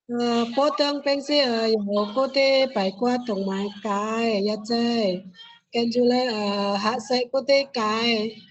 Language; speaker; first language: Cantonese; non-native, learner; Indonesian